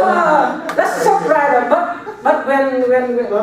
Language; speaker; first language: English; non-native, learner; Vietnamese